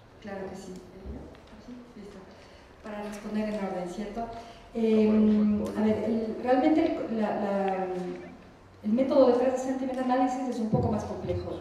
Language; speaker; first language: Spanish; native; Spanish